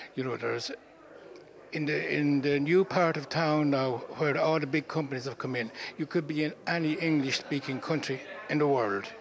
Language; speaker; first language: English; native; English